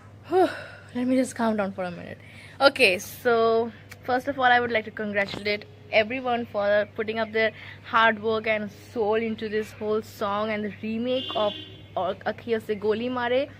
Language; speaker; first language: English; non-native, local second language; Bangla